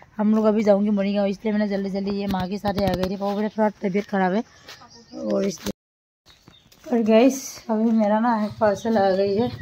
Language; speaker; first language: Hindi; non-native, local second language; Assamese